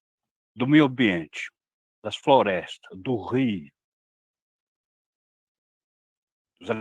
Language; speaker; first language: Portuguese; non-native, local second language; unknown